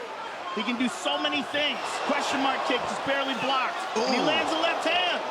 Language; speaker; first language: English; native; English